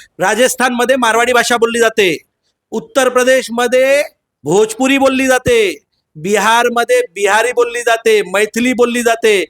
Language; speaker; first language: Marathi; non-native, local second language; Hindi